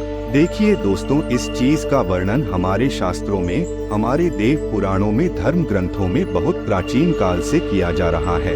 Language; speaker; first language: Hindi; native; Hindi